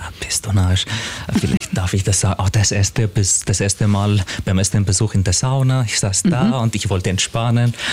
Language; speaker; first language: German; non-native, fluent; Arabic